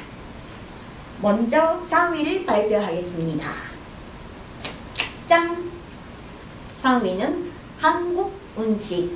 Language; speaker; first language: Korean; non-native, fluent; Japanese